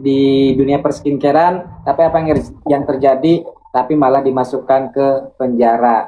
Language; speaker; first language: Indonesian; native; Indonesian